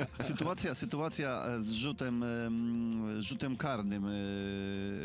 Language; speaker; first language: Polish; native; Polish